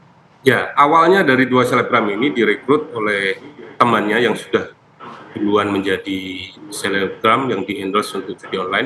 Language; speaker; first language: Indonesian; native; Indonesian